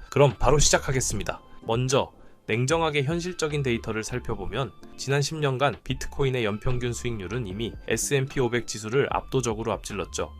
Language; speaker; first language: Korean; native; Korean